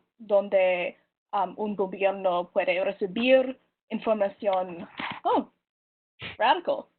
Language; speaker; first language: Spanish; non-native, learner; English